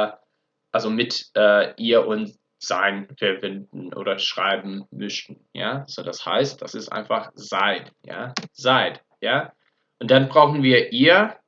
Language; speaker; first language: German; non-native, fluent; English